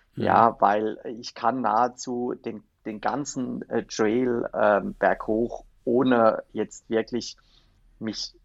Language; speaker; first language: German; native; German